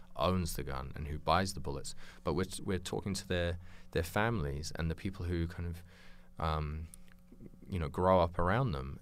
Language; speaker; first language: English; native; English